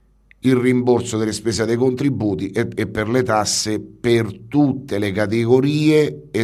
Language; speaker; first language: Italian; native; Italian